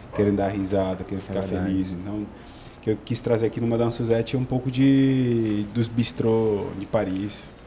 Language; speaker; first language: Portuguese; non-native, fluent; Italian